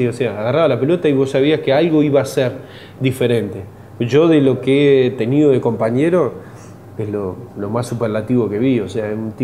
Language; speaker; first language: Spanish; native; Spanish